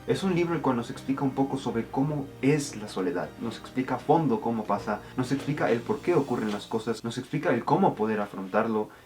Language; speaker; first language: Spanish; early bilingual, heritage; Spanish